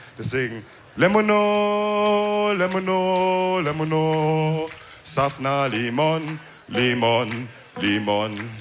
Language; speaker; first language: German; early bilingual, other home language; Wolof